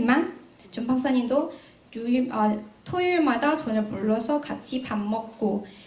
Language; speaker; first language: Korean; non-native, learner; Chinese